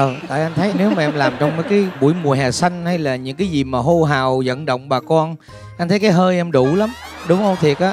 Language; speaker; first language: Vietnamese; native; Vietnamese